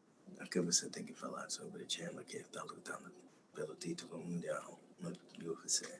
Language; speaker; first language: Portuguese; non-native, learner; English